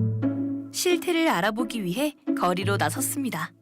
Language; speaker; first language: Korean; native; Korean